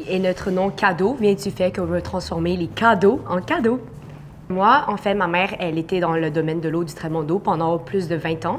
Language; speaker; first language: French; early bilingual, other home language; Chinese